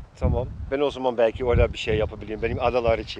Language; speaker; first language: Turkish; non-native, fluent; Dutch